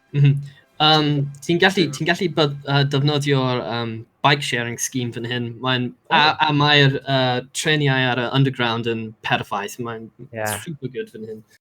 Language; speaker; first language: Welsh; non-native, local second language; English